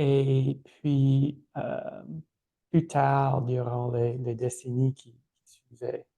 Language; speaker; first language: French; non-native, fluent; English